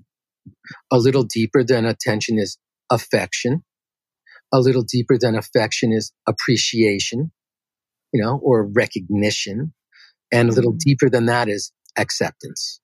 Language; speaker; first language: English; native; English